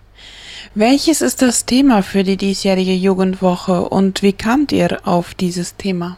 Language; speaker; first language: German; non-native, local second language; Plautdietsch